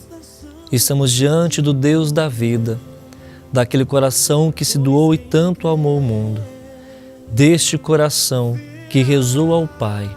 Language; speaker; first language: Portuguese; native; Portuguese